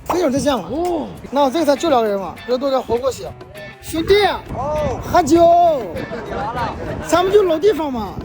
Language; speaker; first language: Chinese; native; Chinese